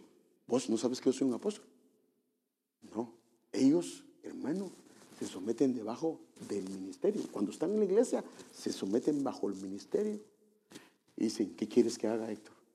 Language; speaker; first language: Spanish; native; Spanish